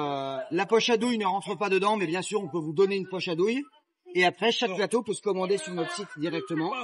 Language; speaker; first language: French; native; French